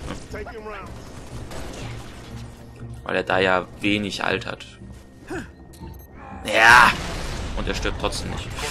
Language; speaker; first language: German; native; German